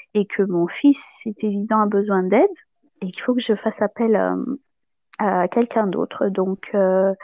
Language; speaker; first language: French; non-native, local second language; Malagasy